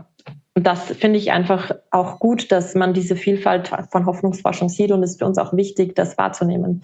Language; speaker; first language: German; native; German